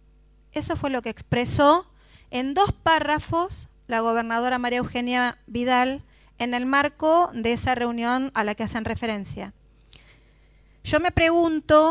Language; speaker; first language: Spanish; native; Spanish